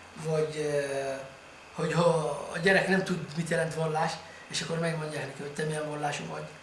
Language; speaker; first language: Hungarian; non-native, fluent; Arabic